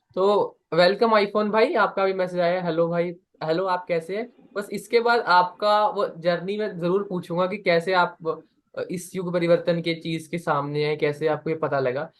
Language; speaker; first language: Hindi; native; Hindi